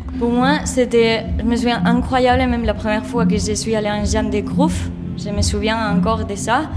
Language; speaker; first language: French; non-native, fluent; Spanish